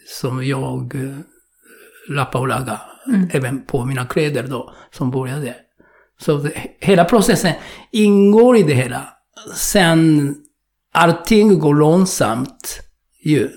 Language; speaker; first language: Swedish; non-native, fluent; Japanese